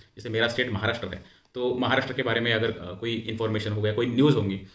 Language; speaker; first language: Hindi; non-native, local second language; Marathi